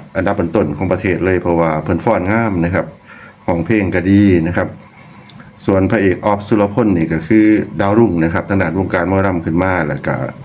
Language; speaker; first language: Thai; non-native, local second language; Lao